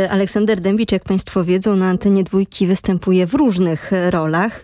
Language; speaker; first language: Polish; native; Polish